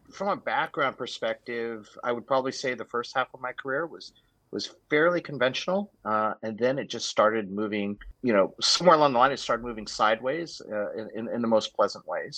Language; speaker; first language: English; native; English